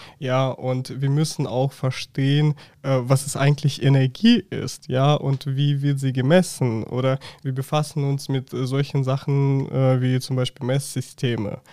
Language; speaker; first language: German; non-native, fluent; Russian